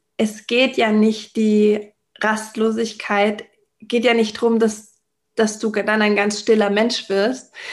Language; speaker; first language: German; native; German